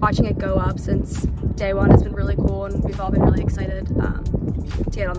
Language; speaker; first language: English; native; English